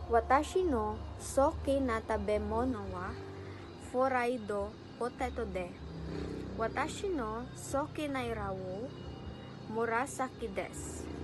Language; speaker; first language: Japanese; non-native, learner; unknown